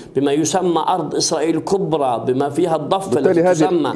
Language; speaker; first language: Arabic; native; Arabic